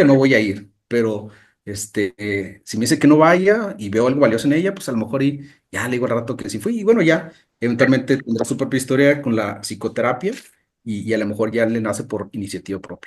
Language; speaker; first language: Spanish; native; Spanish